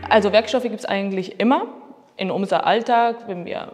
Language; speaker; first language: German; non-native, fluent; Spanish